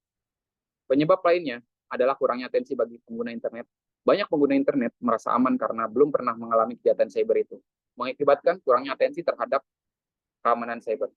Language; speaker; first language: Indonesian; native; Indonesian